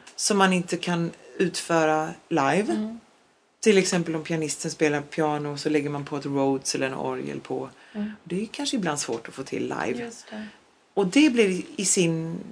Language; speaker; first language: Swedish; non-native, local second language; Polish